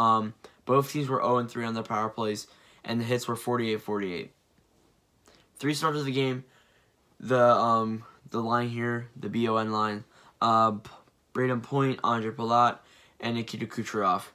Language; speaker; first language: English; native; English